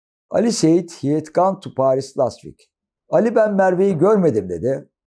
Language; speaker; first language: English; non-native, fluent; Turkish